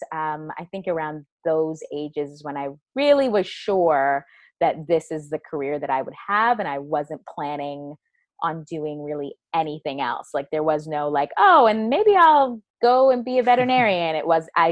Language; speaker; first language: English; native; English